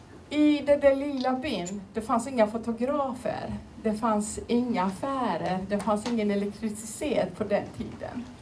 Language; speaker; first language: Swedish; non-native, fluent; Turoyo